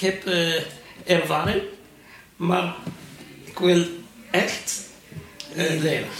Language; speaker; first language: Dutch; non-native, learner; Arabic